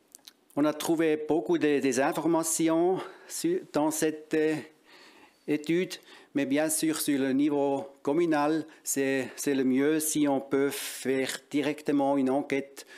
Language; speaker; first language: French; non-native, local second language; German